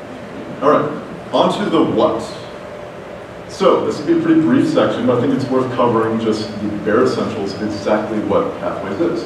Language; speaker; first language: English; native; English